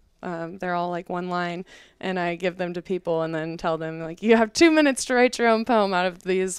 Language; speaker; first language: English; native; English